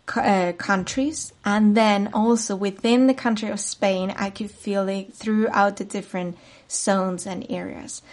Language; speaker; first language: English; non-native, fluent; Spanish